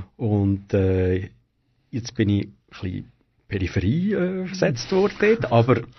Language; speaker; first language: German; native; German